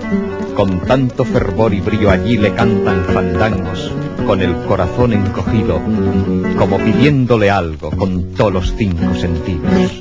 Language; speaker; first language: Spanish; native; Spanish